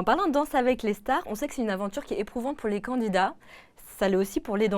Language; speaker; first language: French; native; French